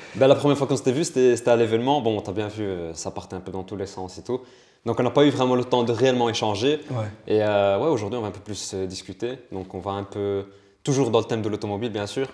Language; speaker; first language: French; early bilingual, other home language; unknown